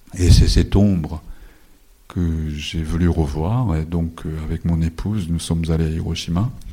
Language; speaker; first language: French; non-native, fluent; Japanese